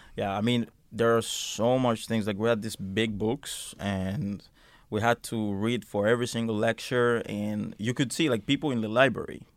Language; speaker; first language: English; non-native, fluent; Finnish